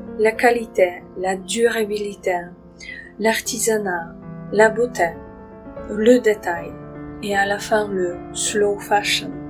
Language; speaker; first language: French; non-native, fluent; Polish